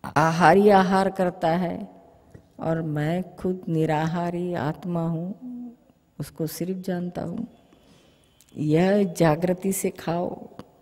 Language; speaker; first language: Hindi; non-native, local second language; Gujarati